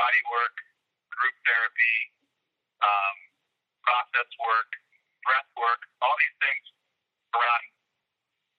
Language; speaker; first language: English; native; English